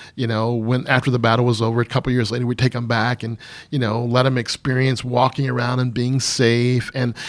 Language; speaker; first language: English; native; English